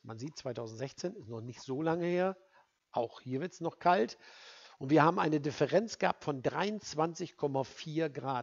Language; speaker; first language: German; native; German